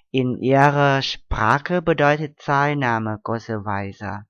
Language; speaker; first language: German; non-native, fluent; Thai